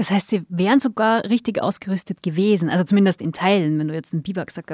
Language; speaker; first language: German; native; German